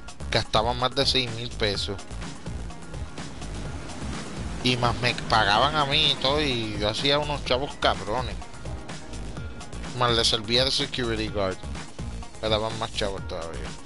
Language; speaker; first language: Spanish; early bilingual, heritage; Spanish